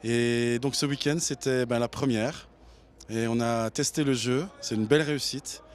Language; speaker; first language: French; native; French